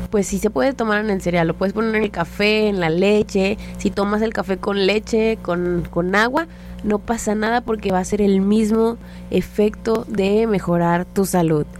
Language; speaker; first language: Spanish; native; Spanish